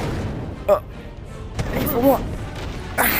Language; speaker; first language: French; native; French